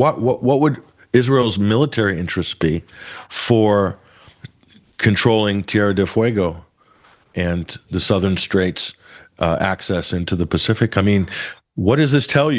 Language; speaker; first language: English; native; English